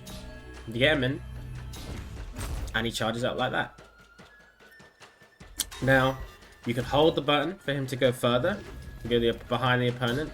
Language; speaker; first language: English; native; English